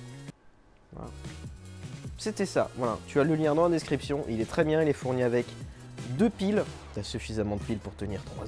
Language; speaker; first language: French; native; French